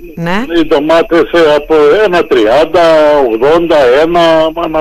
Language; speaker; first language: Greek; native; Greek